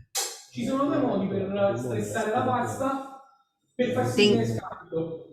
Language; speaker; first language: Italian; native; Italian